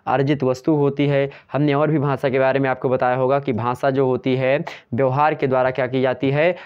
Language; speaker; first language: Hindi; native; Hindi